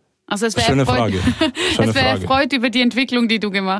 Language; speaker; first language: German; native; German